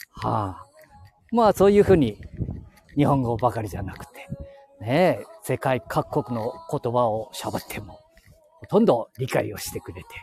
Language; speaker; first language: Japanese; native; Japanese